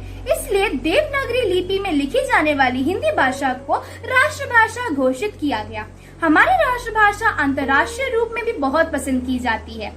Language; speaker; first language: Hindi; native; Hindi